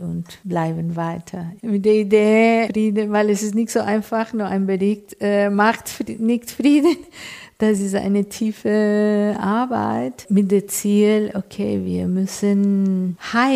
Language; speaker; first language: German; non-native, fluent; Spanish